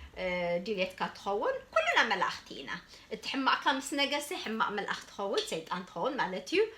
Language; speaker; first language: Tigrinya; early bilingual, heritage; Tigrinya